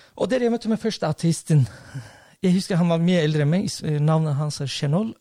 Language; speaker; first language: Norwegian; non-native, fluent; Turkish